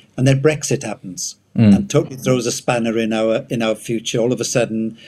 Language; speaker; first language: English; native; English